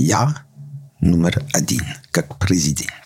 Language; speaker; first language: Russian; non-native, learner; English